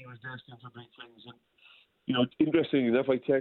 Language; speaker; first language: English; native; English